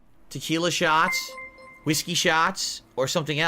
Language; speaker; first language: English; native; English